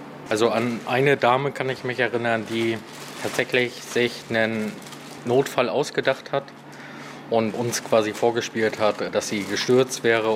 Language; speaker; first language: German; native; German